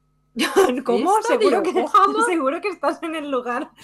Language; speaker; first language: Spanish; native; Spanish